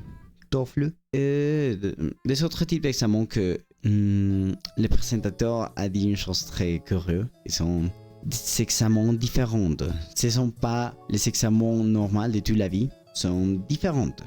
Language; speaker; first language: French; non-native, learner; Spanish